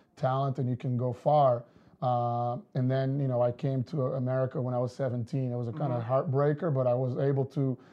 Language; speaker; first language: English; non-native, fluent; Portuguese